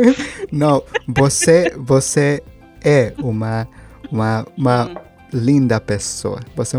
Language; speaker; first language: Portuguese; non-native, learner; Spanish